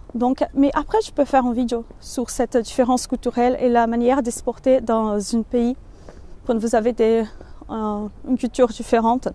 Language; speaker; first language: French; non-native, fluent; Portuguese